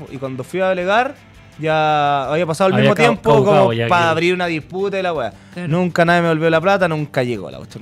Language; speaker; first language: Spanish; native; Spanish